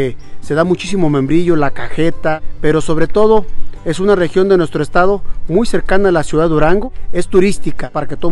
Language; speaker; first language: Spanish; native; Spanish